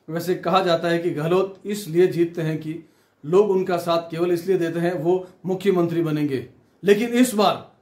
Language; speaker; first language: Hindi; native; Hindi